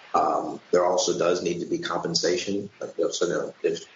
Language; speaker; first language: English; native; English